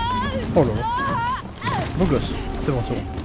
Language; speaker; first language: French; native; French